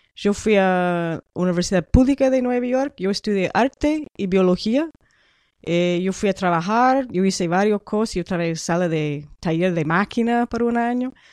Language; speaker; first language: Spanish; non-native, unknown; English